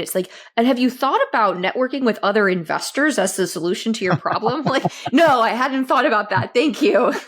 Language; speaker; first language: English; native; English